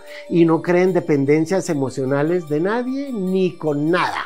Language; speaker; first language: Spanish; native; Spanish